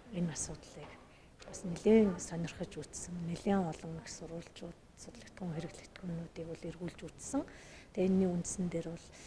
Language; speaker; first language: Mongolian; non-native, local second language; Kazakh